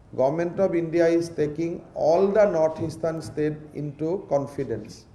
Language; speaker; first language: English; non-native, local second language; Assamese